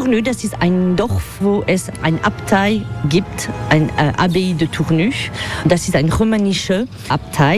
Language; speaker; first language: German; non-native, fluent; French